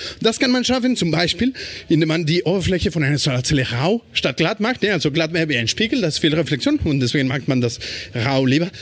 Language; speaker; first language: German; non-native, fluent; Spanish